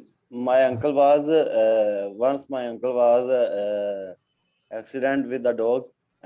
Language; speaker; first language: English; non-native, learner; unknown